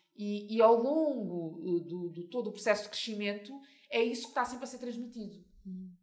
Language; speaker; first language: Portuguese; native; Portuguese